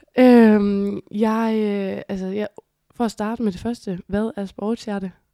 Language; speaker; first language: Danish; native; Danish